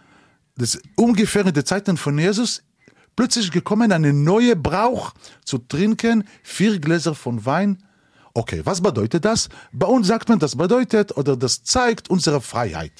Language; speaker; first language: German; non-native, learner; Hebrew